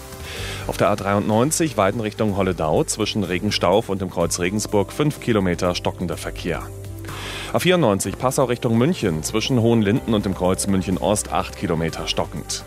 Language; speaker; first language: German; native; German